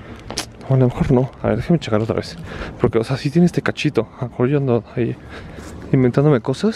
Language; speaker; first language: Spanish; native; Spanish